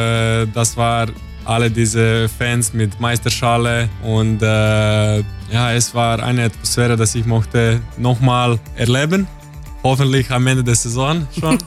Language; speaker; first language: German; non-native, learner; Croatian